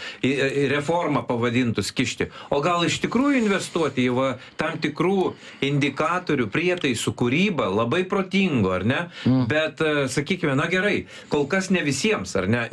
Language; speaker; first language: Lithuanian; native; Lithuanian